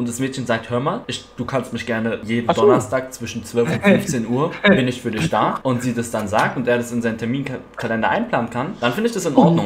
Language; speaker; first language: German; native; German